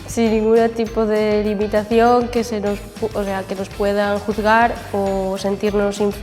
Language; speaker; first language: Spanish; non-native, local second language; Galician